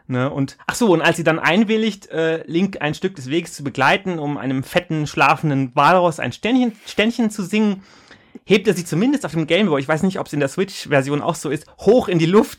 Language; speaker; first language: German; native; German